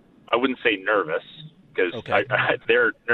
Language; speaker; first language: English; native; English